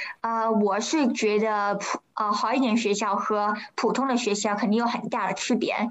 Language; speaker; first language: Chinese; early bilingual, heritage; Chinese